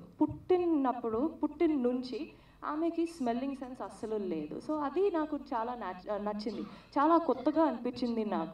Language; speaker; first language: Telugu; non-native, learner; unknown